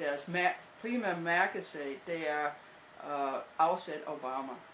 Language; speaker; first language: Danish; non-native, fluent; English